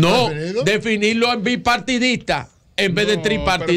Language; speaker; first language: Spanish; native; Spanish